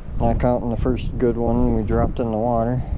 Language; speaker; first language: English; native; English